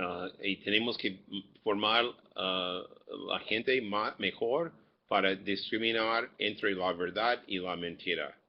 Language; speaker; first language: Spanish; non-native, fluent; English